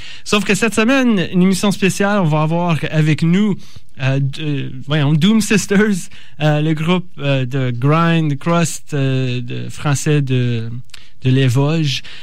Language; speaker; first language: French; native; French